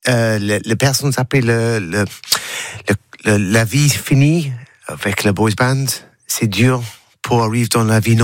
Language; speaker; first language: French; non-native, learner; English